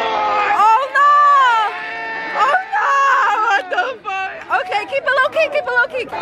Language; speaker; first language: English; native; English